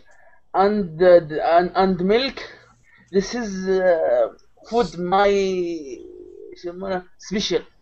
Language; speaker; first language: English; non-native, learner; Arabic